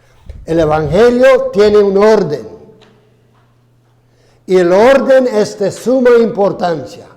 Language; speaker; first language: Spanish; non-native, fluent; English